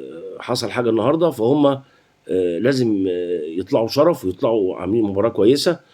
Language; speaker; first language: Arabic; native; Arabic